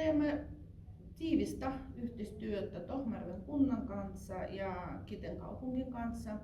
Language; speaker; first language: Finnish; non-native, fluent; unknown